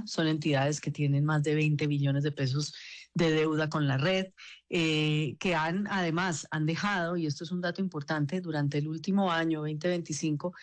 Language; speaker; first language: Spanish; native; Spanish